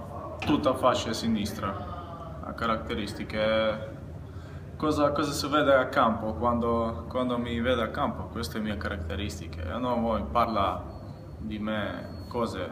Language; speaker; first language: Italian; non-native, learner; Macedonian